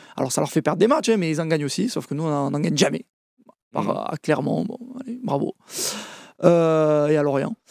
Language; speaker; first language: French; native; French